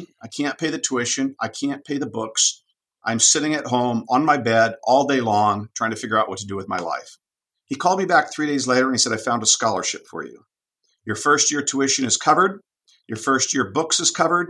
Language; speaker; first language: English; native; English